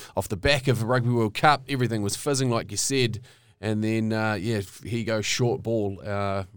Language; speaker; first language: English; native; English